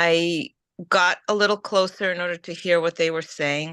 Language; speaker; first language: English; early bilingual, other home language; Ukrainian